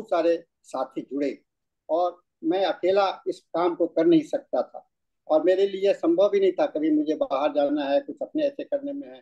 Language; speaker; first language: Hindi; native; Hindi